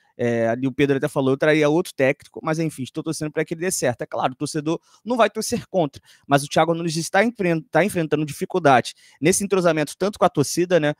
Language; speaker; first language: Portuguese; native; Portuguese